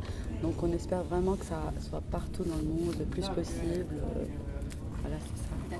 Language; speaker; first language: French; non-native, fluent; Arabic